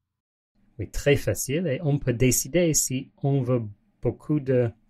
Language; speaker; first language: French; non-native, learner; English